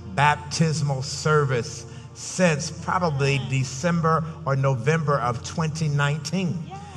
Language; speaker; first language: English; native; English